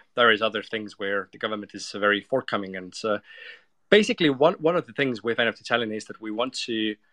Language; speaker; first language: English; non-native, fluent; Estonian